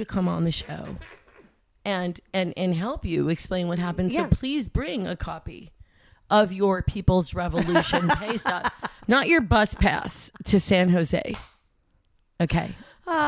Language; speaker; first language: English; native; English